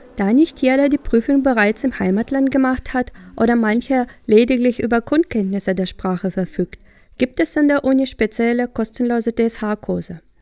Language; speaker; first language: German; native; German